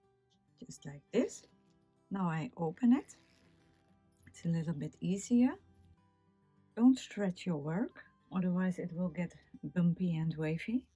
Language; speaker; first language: English; non-native, fluent; Dutch